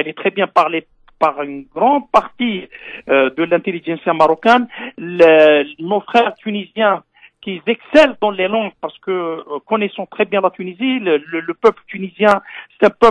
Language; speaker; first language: French; non-native, local second language; Kabyle